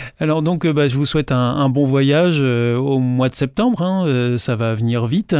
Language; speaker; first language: French; native; French